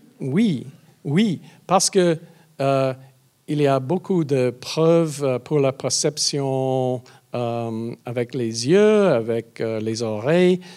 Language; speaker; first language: French; non-native, learner; English